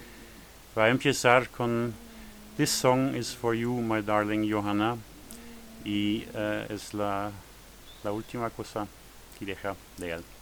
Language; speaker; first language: Spanish; non-native, learner; French